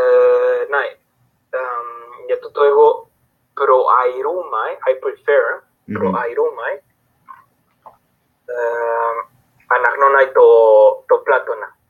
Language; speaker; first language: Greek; non-native, fluent; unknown